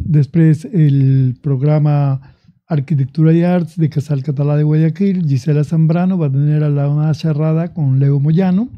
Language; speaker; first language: Catalan; non-native, learner; Spanish